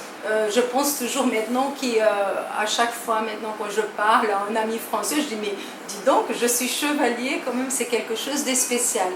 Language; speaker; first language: French; non-native, fluent; Portuguese